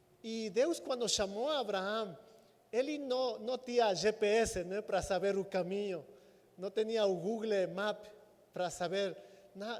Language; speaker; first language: Portuguese; non-native, fluent; Spanish